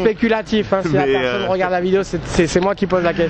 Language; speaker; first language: French; native; French